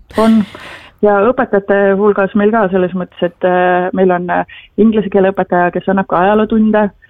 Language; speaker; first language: Estonian; native; Estonian